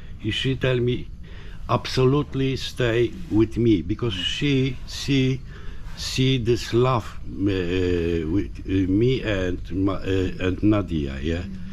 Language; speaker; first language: English; non-native, learner; Polish